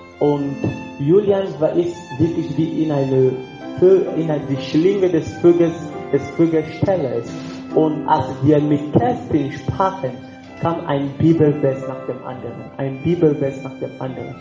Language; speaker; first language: German; non-native, fluent; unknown